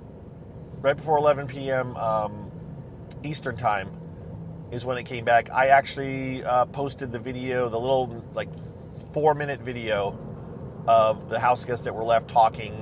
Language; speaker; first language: English; native; English